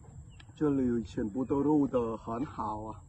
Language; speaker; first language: Chinese; non-native, learner; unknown